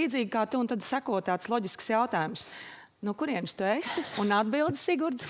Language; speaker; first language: Latvian; native; Latvian